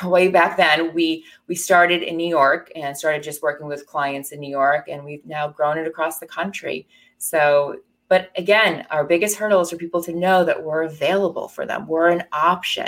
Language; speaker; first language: English; native; English